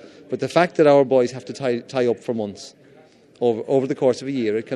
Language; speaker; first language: English; native; English